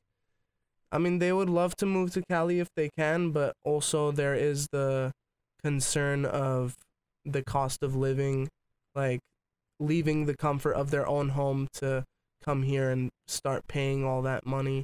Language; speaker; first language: English; native; English